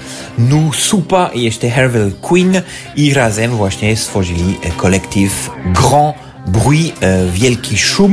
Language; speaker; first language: Polish; non-native, fluent; French